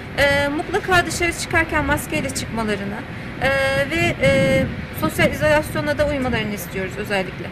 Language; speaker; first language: Turkish; native; Turkish